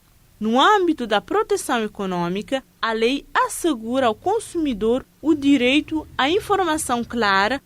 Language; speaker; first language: Portuguese; non-native, local second language; Kabuverdianu